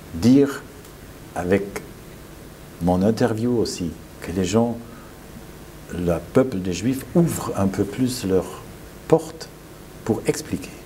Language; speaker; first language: French; non-native, fluent; German